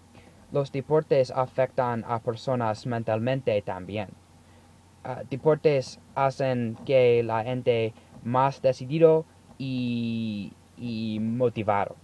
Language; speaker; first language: Spanish; non-native, learner; English